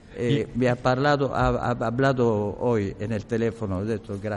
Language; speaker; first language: Spanish; non-native, learner; Arabic